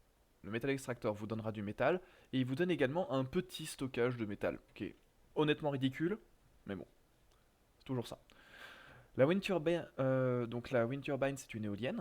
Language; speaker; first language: French; native; French